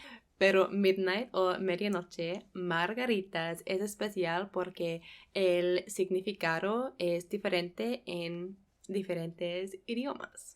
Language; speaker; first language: Spanish; non-native, fluent; English